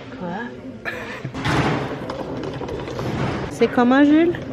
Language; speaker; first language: French; non-native, learner; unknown